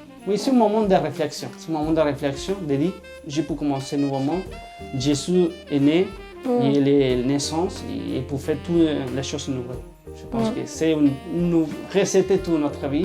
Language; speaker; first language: French; non-native, learner; Spanish